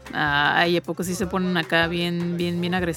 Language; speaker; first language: Spanish; native; Spanish